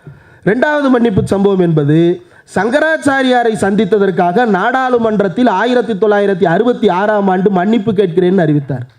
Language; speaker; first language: Tamil; native; Tamil